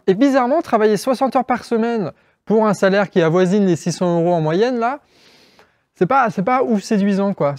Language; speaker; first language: French; native; French